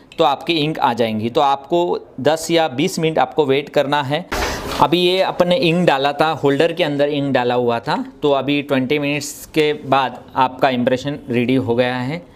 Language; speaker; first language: Hindi; non-native, local second language; Marathi